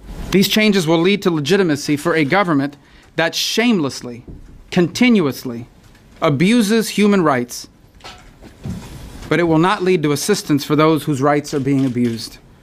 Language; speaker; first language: English; native; English